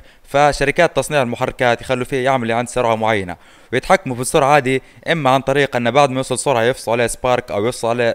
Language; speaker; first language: Arabic; native; Arabic